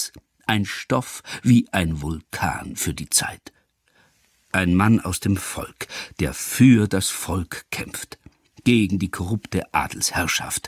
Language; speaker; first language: German; native; German